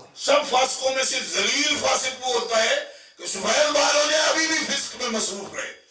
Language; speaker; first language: Urdu; non-native, local second language; Punjabi